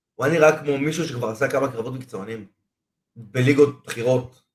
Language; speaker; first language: Hebrew; non-native, fluent; Spanish